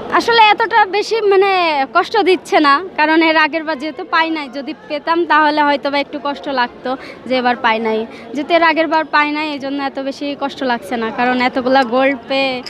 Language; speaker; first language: Bangla; native; Bangla